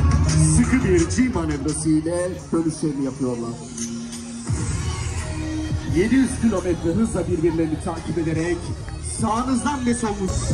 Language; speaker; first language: Turkish; native; Turkish